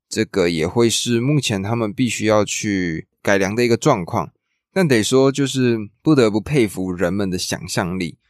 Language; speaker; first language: Chinese; native; Chinese